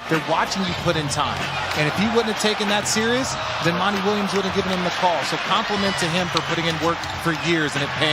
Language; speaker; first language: English; native; English